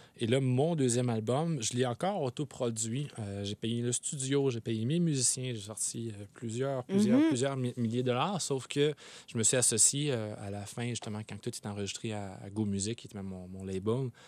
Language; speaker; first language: French; native; French